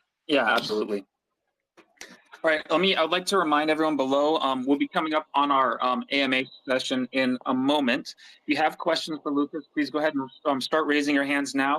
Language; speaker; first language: English; native; English